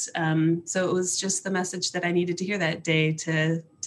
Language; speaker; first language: English; native; English